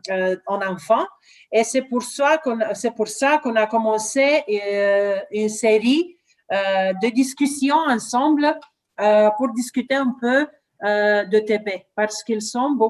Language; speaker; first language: French; non-native, learner; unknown